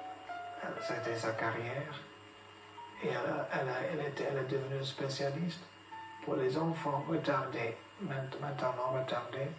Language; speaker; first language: French; non-native, fluent; English